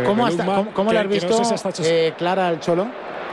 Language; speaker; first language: Spanish; native; Spanish